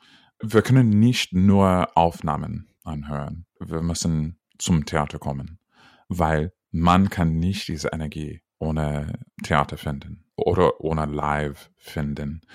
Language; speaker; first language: German; non-native, fluent; English